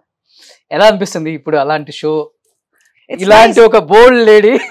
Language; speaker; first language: Telugu; native; Telugu